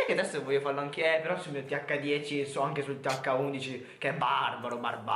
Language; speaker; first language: Italian; native; Italian